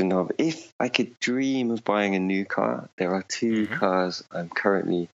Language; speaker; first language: English; native; English